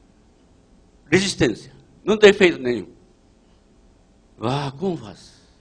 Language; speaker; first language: Portuguese; non-native, learner; Japanese